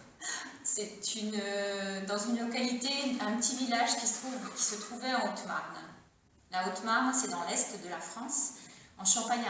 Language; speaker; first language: French; early bilingual, other home language; Italian